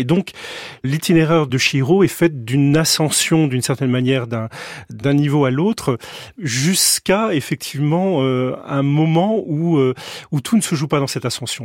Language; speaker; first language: French; native; French